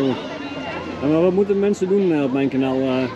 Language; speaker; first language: Dutch; native; Dutch